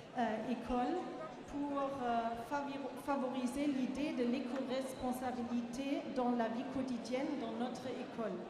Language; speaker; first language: French; non-native, fluent; German